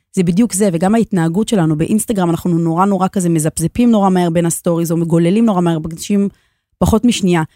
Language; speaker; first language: Hebrew; native; Hebrew